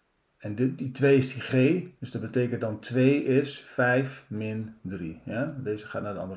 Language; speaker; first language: Dutch; native; Dutch